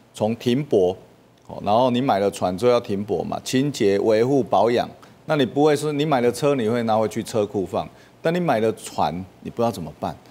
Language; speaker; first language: Chinese; native; Chinese